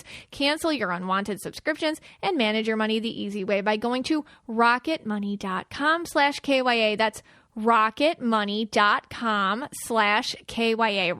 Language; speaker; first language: English; native; English